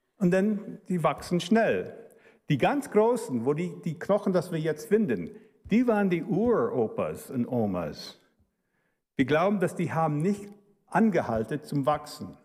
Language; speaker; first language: German; early bilingual, heritage; German